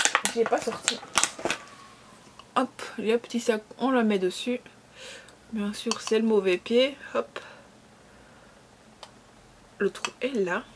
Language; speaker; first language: French; native; French